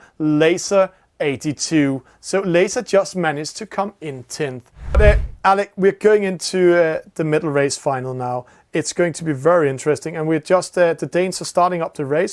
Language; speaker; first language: English; non-native, fluent; Danish